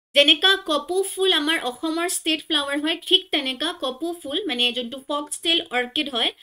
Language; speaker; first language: Hindi; non-native, local second language; Assamese